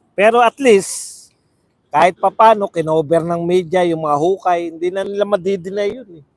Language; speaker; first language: Filipino; native; Filipino